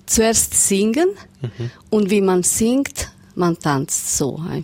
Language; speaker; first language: German; non-native, learner; Serbian